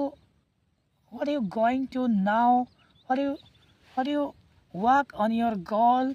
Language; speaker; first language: English; non-native, learner; Hindi